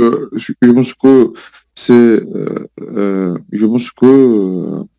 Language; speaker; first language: French; non-native, learner; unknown